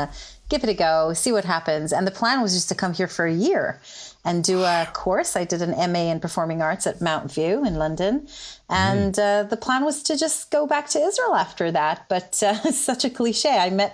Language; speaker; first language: English; non-native, fluent; Hebrew